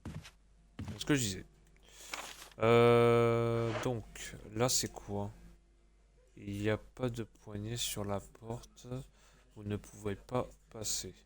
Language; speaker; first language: French; native; French